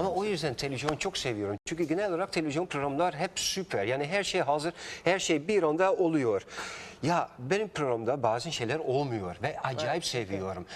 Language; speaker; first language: Turkish; non-native, fluent; Dutch